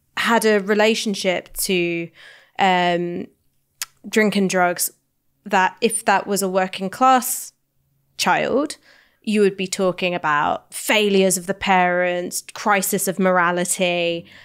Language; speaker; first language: English; native; English